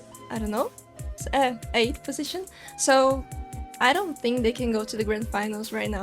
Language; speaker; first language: English; non-native, fluent; Portuguese